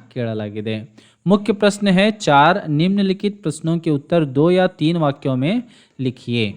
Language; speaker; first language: Hindi; non-native, local second language; Kannada